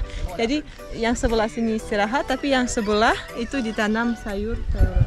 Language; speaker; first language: Indonesian; non-native, fluent; Russian